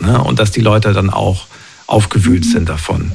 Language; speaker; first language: German; native; German